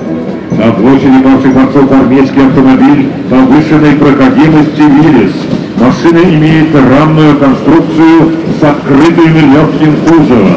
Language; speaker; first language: Russian; native; Russian